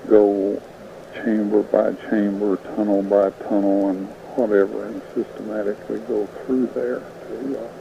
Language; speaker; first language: English; native; English